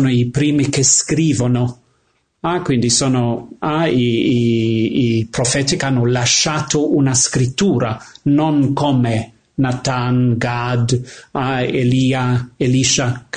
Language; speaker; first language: Italian; non-native, fluent; English